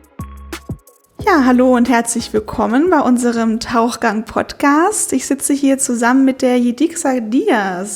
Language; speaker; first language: German; native; German